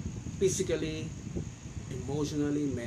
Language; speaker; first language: English; non-native, local second language; Filipino